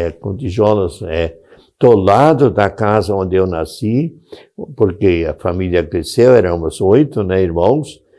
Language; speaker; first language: Portuguese; non-native, local second language; German